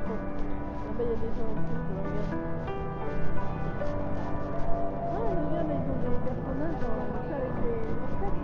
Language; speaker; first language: French; native; French